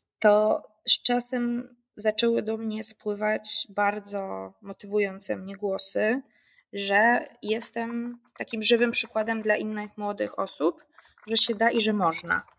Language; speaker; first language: Polish; native; Polish